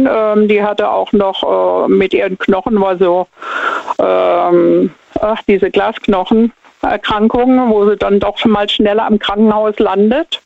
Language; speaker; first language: German; native; German